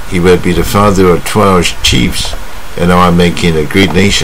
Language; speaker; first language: English; non-native, fluent; Chinese